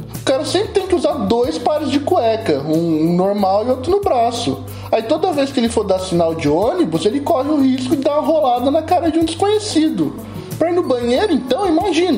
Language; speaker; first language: Portuguese; native; Portuguese